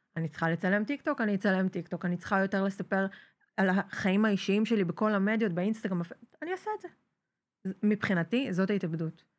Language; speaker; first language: Hebrew; native; Hebrew